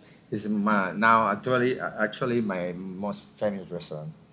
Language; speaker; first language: English; non-native, learner; Spanish